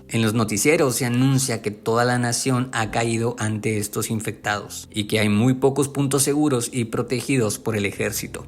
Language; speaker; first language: Spanish; native; Spanish